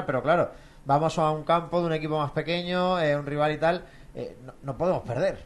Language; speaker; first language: Spanish; native; Spanish